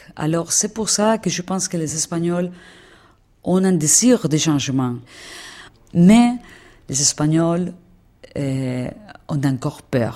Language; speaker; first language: French; non-native, fluent; Spanish